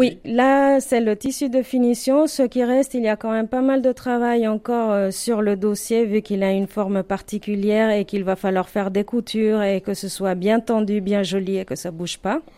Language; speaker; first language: French; non-native, fluent; Spanish